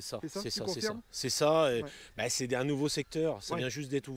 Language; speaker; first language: French; native; French